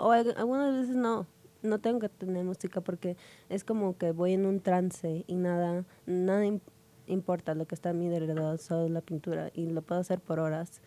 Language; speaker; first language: Spanish; early bilingual, heritage; Spanish